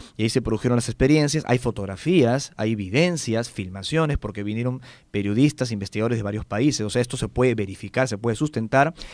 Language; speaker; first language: Spanish; native; Spanish